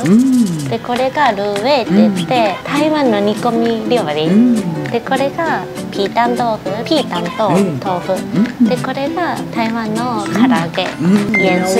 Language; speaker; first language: Japanese; early bilingual, heritage; Chinese